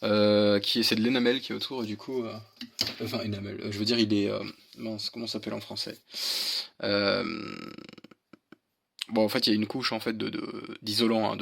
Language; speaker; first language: French; native; French